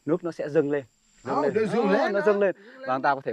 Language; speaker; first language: Vietnamese; native; Vietnamese